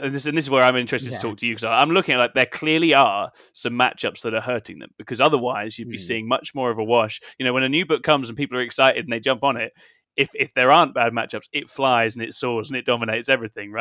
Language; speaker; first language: English; native; English